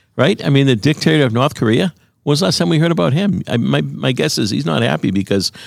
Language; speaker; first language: English; native; English